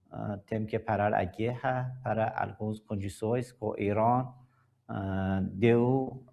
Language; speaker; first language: Portuguese; non-native, learner; Persian